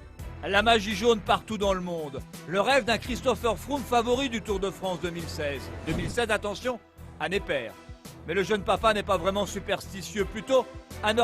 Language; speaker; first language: French; native; French